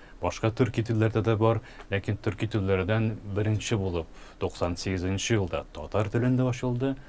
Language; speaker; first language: Tatar; early bilingual, heritage; Tatar